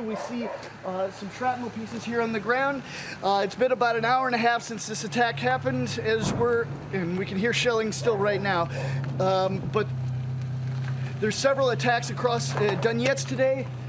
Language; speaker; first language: English; native; English